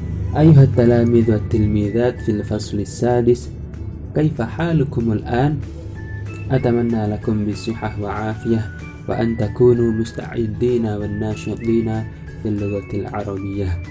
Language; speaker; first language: Arabic; non-native, fluent; Indonesian